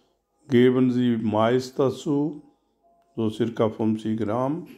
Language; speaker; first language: German; non-native, learner; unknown